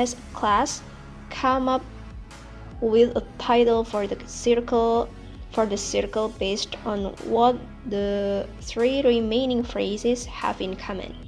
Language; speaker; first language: English; non-native, learner; Indonesian